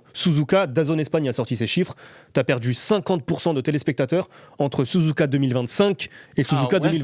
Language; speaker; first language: French; native; French